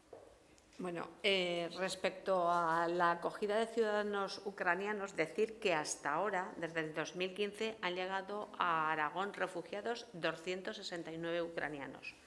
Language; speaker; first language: Spanish; native; Spanish